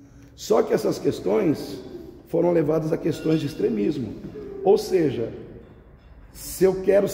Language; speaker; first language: Portuguese; native; Portuguese